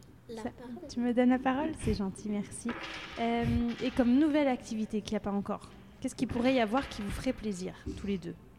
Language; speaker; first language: French; native; French